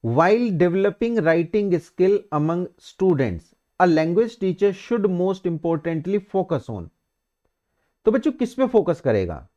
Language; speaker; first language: Hindi; native; Hindi